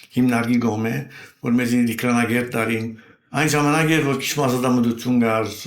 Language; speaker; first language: Armenian; early bilingual, heritage; Armenian